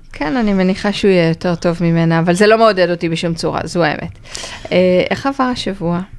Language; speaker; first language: Hebrew; native; Hebrew